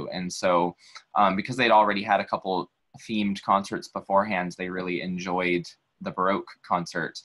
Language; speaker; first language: English; native; English